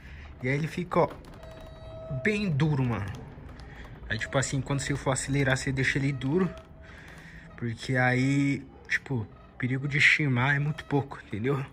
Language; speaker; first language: Portuguese; native; Portuguese